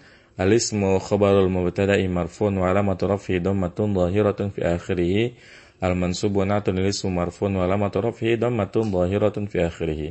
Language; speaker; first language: Arabic; non-native, fluent; Indonesian